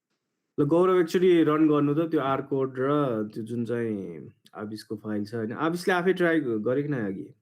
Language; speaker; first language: Nepali; native; Nepali